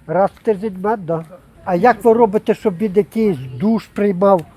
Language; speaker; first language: Ukrainian; native; Ukrainian